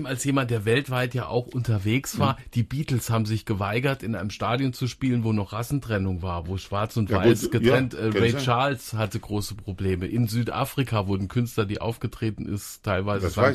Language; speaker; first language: German; native; German